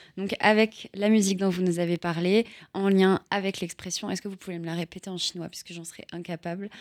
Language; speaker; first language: French; native; French